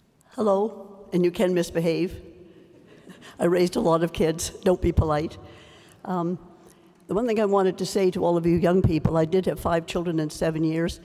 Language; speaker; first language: English; native; English